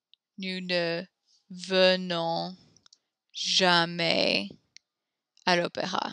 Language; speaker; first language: French; non-native, learner; English